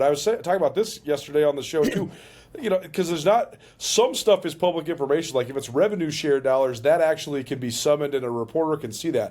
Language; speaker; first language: English; native; English